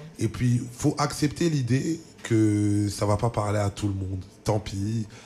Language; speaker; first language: French; early bilingual, other home language; Lingala